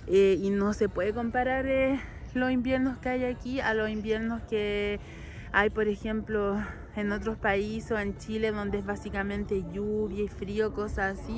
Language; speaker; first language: Spanish; native; Spanish